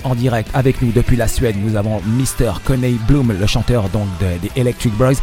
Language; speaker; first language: French; non-native, local second language; Arabic